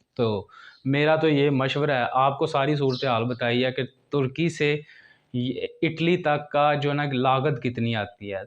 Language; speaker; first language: Urdu; non-native, local second language; Punjabi